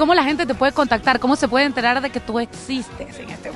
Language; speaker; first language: Spanish; native; Spanish